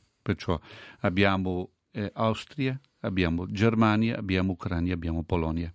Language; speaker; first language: Italian; non-native, fluent; Portuguese